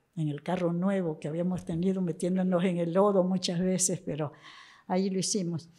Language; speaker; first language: Spanish; native; Spanish